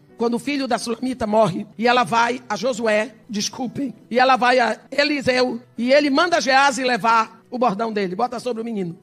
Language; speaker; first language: Portuguese; early bilingual, other home language; English